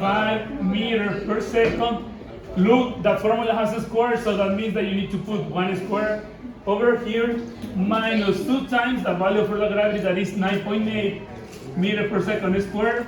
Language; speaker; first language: English; non-native, fluent; Spanish